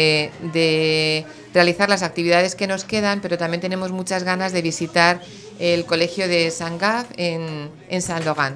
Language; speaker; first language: Spanish; native; Spanish